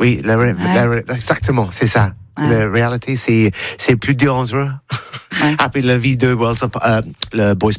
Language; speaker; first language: French; non-native, learner; English